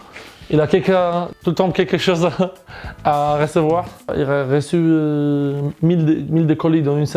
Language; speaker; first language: French; non-native, fluent; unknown